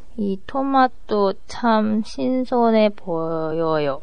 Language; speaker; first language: Korean; non-native, learner; Japanese